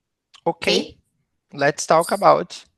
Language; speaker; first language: English; non-native, learner; Portuguese